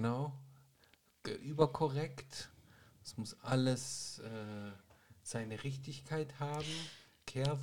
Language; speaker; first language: German; native; German